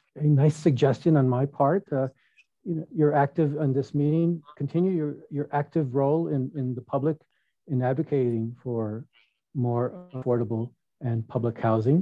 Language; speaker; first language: English; early bilingual, other home language; Spanish